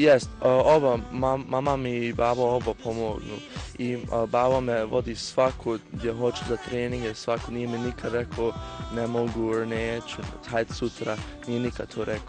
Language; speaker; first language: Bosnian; early bilingual, heritage; Bosnian